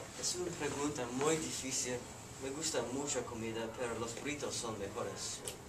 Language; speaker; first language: Spanish; non-native, learner; English